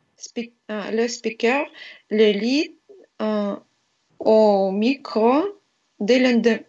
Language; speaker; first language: French; non-native, learner; Russian